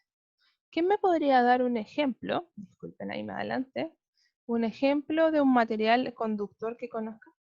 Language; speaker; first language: Spanish; native; Spanish